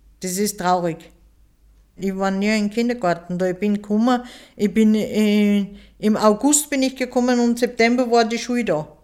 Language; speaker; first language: German; early bilingual, other home language; Turkish